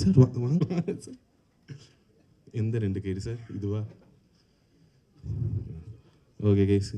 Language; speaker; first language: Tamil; native; Tamil